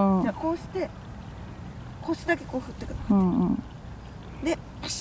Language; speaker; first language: Japanese; native; Japanese